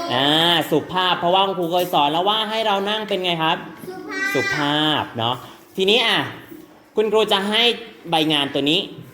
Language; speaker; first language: Thai; non-native, local second language; Northern Khmer